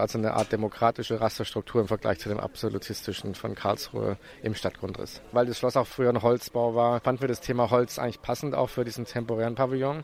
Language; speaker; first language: German; native; German